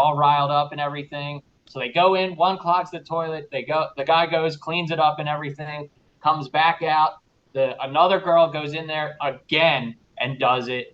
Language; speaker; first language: English; native; English